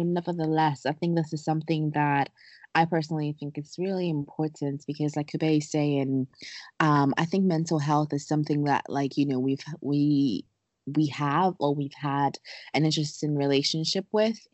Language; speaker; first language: English; non-native, local second language; Akan